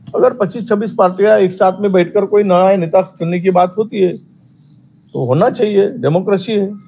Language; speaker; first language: Hindi; non-native, local second language; Marathi